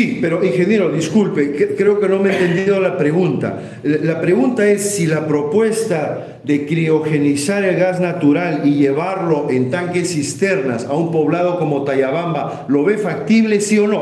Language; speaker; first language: Spanish; native; Spanish